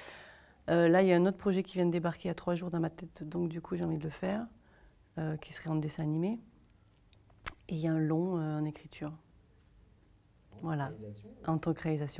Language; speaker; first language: French; native; French